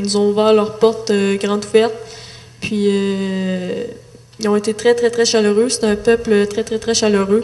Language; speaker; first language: French; native; French